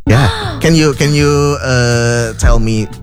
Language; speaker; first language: English; non-native, fluent; Indonesian